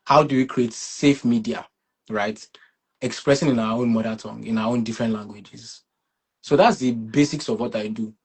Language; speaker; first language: English; non-native, local second language; Yoruba